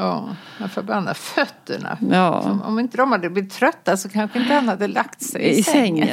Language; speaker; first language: Swedish; native; Swedish